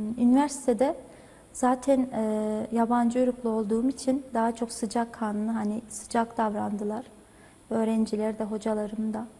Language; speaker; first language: Turkish; non-native, fluent; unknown